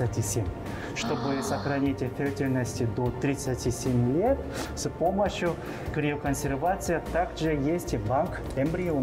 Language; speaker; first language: Russian; non-native, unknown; Korean